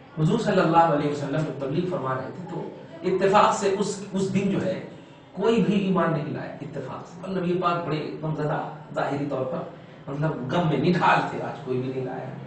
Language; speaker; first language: Urdu; native; Urdu